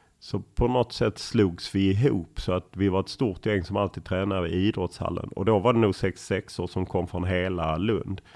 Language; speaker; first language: Swedish; native; Swedish